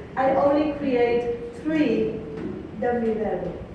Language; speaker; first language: English; non-native, fluent; Vietnamese